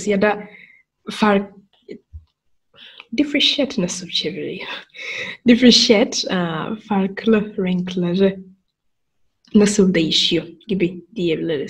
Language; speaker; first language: Turkish; non-native, learner; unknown